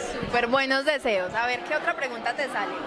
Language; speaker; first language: Spanish; native; Spanish